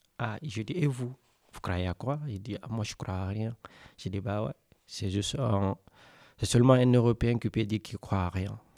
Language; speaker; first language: French; non-native, local second language; Mandingo